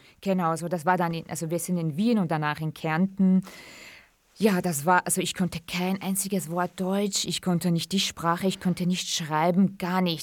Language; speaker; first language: German; early bilingual, other home language; Central Kurdish